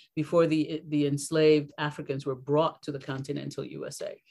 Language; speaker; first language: English; early bilingual, other home language; Spanish